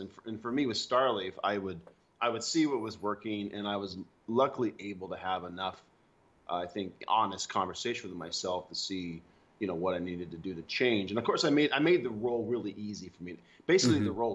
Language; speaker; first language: English; native; English